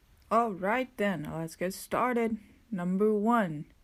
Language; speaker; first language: English; non-native, fluent; Japanese